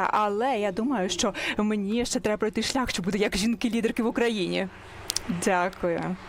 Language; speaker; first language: Ukrainian; non-native, learner; English